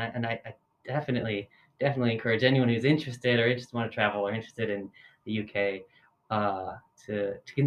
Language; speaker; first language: English; native; English